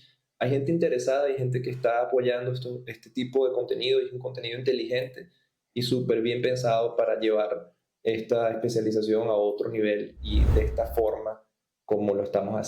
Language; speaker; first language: Spanish; native; Spanish